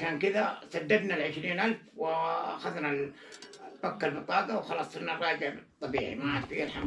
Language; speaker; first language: Arabic; native; Arabic